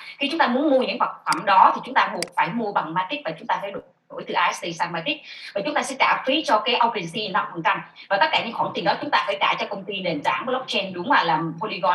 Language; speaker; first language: Vietnamese; native; Vietnamese